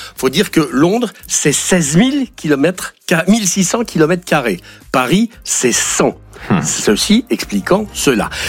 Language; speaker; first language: French; native; French